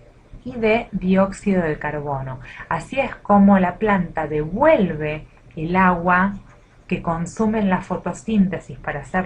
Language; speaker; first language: Spanish; native; Spanish